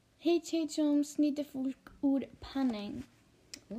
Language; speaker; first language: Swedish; non-native, learner; Icelandic